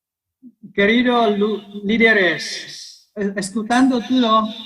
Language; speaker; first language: Spanish; non-native, learner; Vietnamese